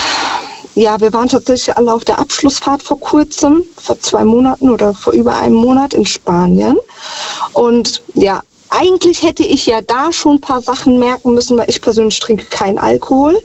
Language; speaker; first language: German; native; German